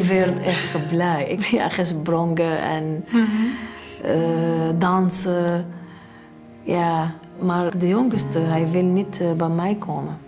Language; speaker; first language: Dutch; non-native, learner; Arabic